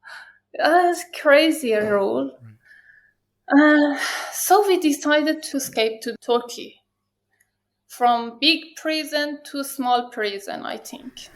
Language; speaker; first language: English; non-native, learner; Persian